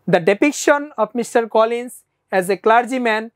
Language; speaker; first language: English; non-native, local second language; Bangla